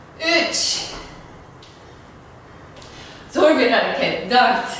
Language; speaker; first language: Turkish; non-native, fluent; German